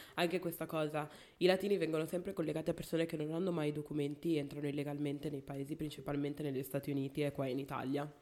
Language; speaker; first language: Italian; non-native, fluent; Spanish